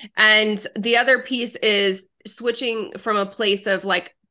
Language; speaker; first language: English; early bilingual, other home language; French